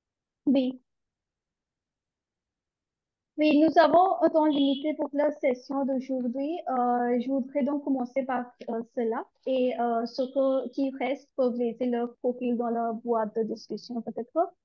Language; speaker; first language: French; non-native, learner; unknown